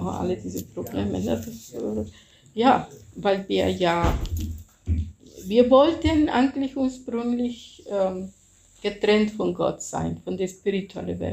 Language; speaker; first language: German; non-native, fluent; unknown